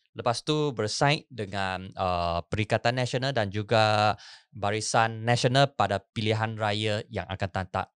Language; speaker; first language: Malay; non-native, local second language; Chinese